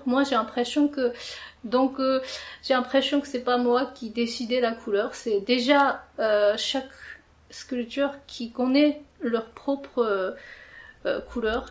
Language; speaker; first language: French; non-native, fluent; Japanese